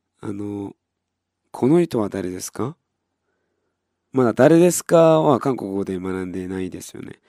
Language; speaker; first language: Japanese; non-native, fluent; Korean